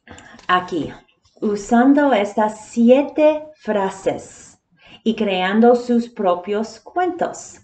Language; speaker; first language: Spanish; early bilingual, heritage; Spanish